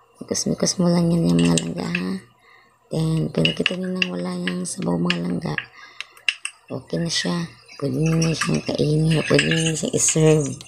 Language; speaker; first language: Filipino; non-native, local second language; Cebuano